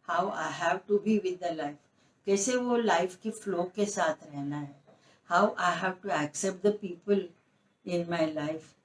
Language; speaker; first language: Hindi; non-native, local second language; Marathi